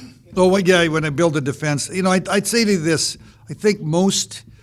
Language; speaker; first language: English; native; English